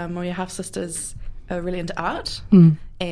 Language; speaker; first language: English; native; English